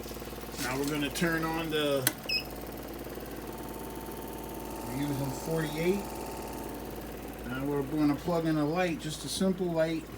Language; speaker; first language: English; native; English